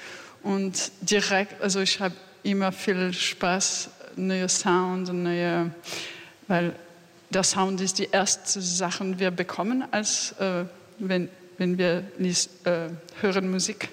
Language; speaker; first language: German; non-native, learner; French